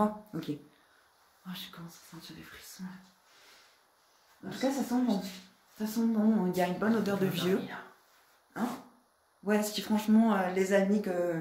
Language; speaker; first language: French; native; French